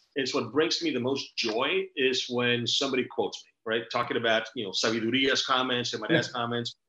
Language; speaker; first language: English; early bilingual, other home language; Spanish